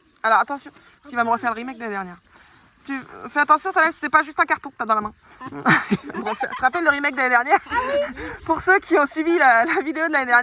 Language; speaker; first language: French; native; French